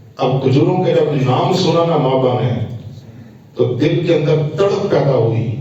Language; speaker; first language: Urdu; non-native, local second language; Punjabi